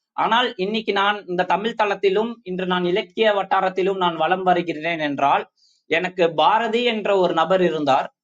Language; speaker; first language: Tamil; non-native, local second language; Urdu